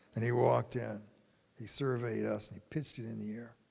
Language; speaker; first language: English; native; English